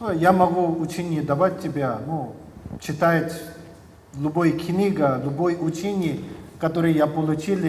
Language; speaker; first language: Russian; non-native, learner; English